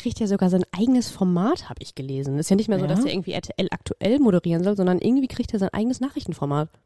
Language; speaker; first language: German; native; German